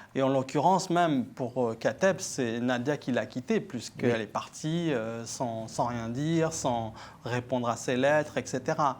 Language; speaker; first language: French; early bilingual, other home language; Arabic